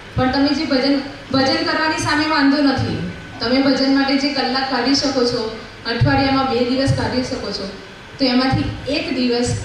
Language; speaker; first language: Gujarati; native; Gujarati